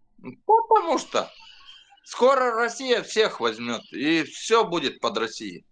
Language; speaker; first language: Russian; native; Russian